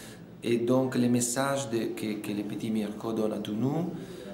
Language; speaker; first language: French; non-native, fluent; Italian